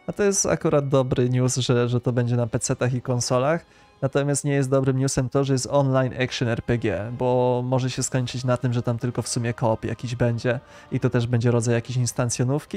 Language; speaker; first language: Polish; native; Polish